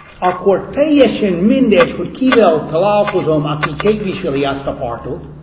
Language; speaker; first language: Hungarian; non-native, fluent; English